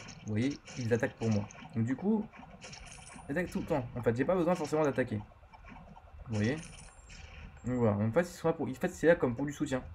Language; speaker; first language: French; native; French